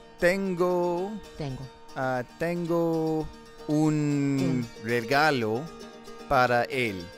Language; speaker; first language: Spanish; non-native, learner; English